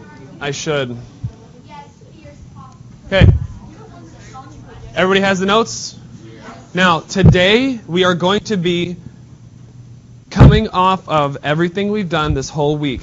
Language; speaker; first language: English; native; English